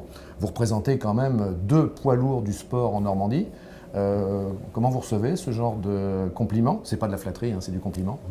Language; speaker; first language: French; native; French